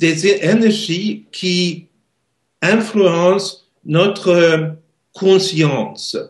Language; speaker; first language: French; non-native, learner; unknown